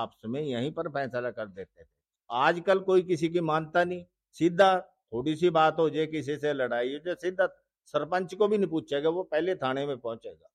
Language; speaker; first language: Hindi; native; Hindi